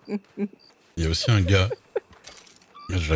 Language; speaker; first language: French; native; French